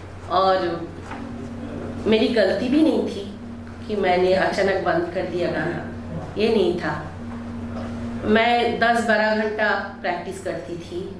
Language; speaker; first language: Hindi; non-native, local second language; Bangla